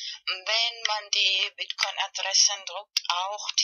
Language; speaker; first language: German; non-native, fluent; Spanish